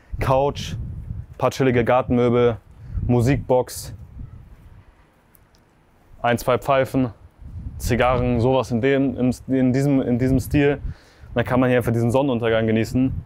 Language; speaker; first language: German; native; German